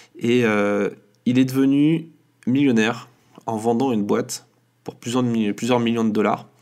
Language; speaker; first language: French; native; French